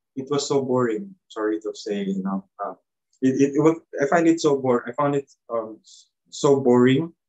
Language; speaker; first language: English; non-native, local second language; Cebuano